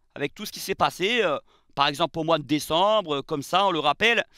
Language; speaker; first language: French; native; French